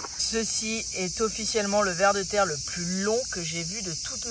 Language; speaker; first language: French; native; French